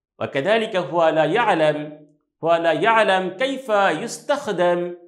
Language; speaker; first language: Arabic; non-native, fluent; Bangla